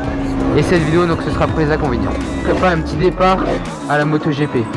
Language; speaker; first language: French; native; French